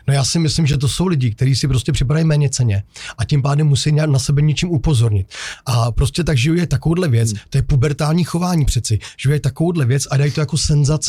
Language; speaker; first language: Czech; native; Czech